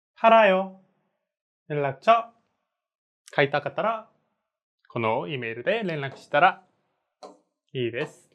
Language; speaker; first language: Japanese; non-native, fluent; Korean